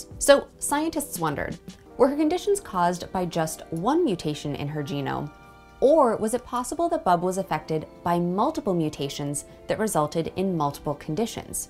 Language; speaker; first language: English; native; English